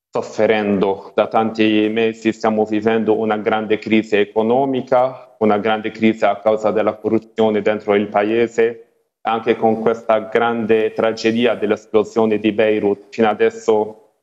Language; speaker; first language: Italian; non-native, fluent; Arabic